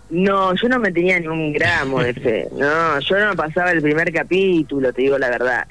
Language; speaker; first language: Spanish; native; Spanish